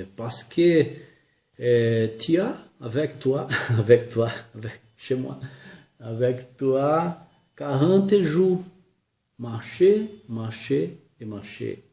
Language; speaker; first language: French; non-native, learner; Portuguese